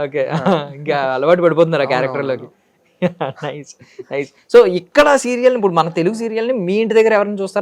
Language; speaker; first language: Telugu; native; Telugu